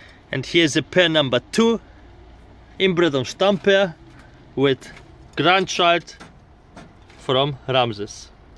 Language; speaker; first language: English; non-native, learner; Polish